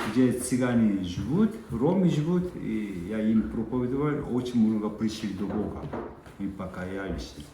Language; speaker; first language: Ukrainian; non-native, learner; Korean